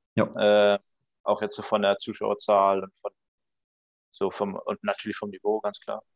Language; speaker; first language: German; native; German